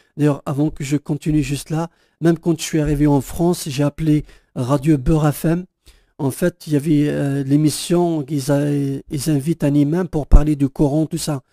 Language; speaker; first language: French; non-native, local second language; Kabyle